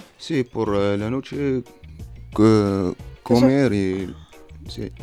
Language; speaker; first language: Spanish; non-native, learner; Berber languages